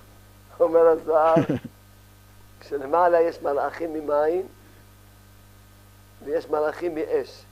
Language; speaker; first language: Hebrew; early bilingual, other home language; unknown